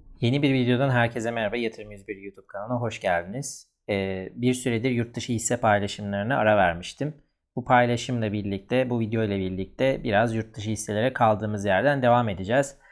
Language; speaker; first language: Turkish; native; Turkish